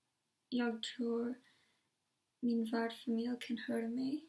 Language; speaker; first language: Swedish; non-native, learner; English